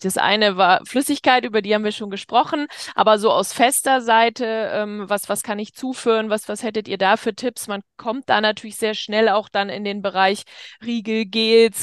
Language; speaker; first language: German; native; German